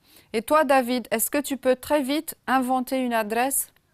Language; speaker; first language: French; non-native, fluent; Romanian